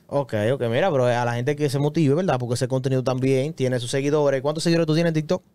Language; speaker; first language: Spanish; native; Spanish